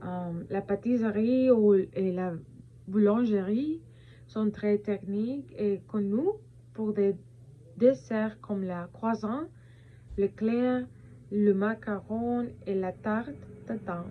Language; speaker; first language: French; non-native, learner; Spanish